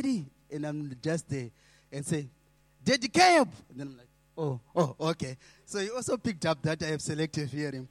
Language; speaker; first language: English; non-native, local second language; Shona